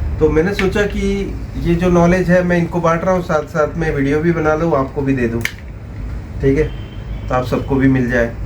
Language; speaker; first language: Hindi; non-native, local second language; Gujarati